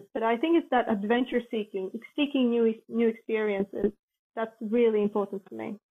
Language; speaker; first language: English; non-native, fluent; Latvian